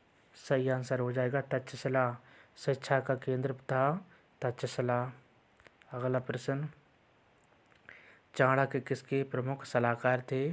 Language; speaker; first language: Hindi; native; Hindi